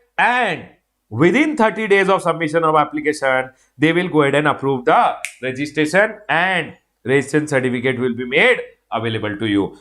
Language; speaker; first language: English; non-native, local second language; Hindi